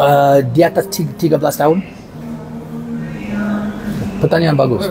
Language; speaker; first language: Indonesian; non-native, learner; English